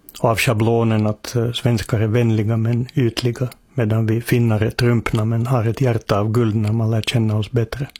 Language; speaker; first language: Swedish; native; Swedish